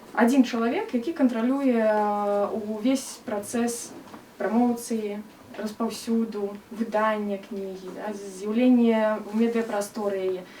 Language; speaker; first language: Belarusian; non-native, local second language; Russian